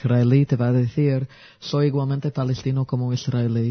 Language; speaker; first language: Spanish; early bilingual, heritage; Spanish